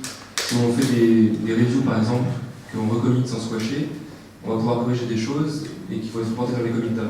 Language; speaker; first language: French; native; French